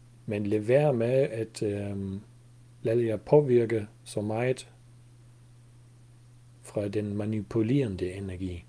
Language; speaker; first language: Danish; non-native, fluent; German